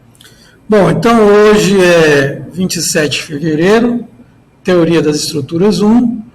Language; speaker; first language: Portuguese; native; Portuguese